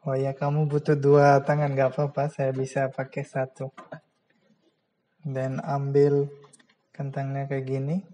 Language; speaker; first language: Indonesian; non-native, fluent; Bangla